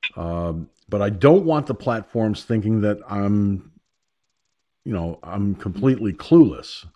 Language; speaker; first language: English; native; English